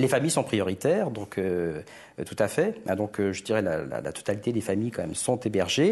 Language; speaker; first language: French; native; French